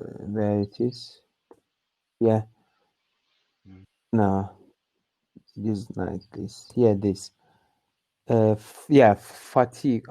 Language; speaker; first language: English; non-native, learner; Turkish